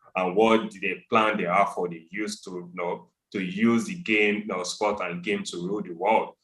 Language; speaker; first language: English; non-native, local second language; Yoruba